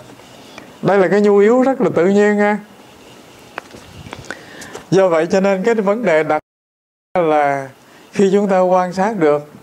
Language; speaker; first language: Vietnamese; native; Vietnamese